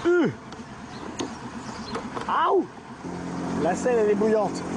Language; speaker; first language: French; native; French